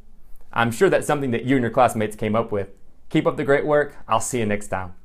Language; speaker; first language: English; native; English